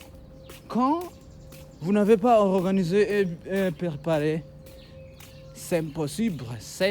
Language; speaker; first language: French; non-native, learner; Kinyarwanda